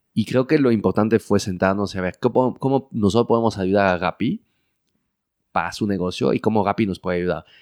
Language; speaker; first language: Spanish; early bilingual, heritage; French